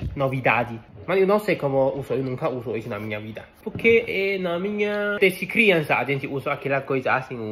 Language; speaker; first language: Portuguese; non-native, learner; Malay